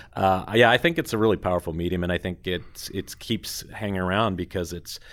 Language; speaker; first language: English; native; English